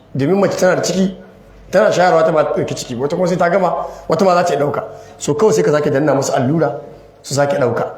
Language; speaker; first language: Hausa; native; Hausa